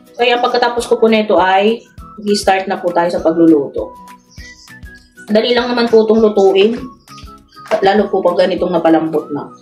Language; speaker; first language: Filipino; non-native, local second language; Iloko